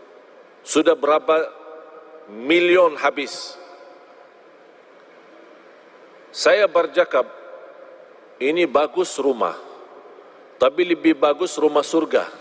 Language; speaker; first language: Indonesian; non-native, fluent; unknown